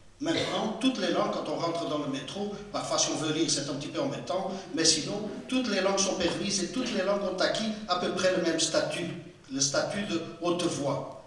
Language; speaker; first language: French; non-native, fluent; Portuguese